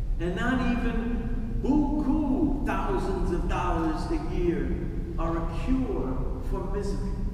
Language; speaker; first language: English; native; English